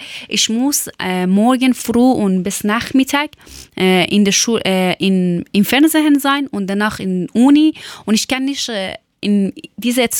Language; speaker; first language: German; non-native, learner; Persian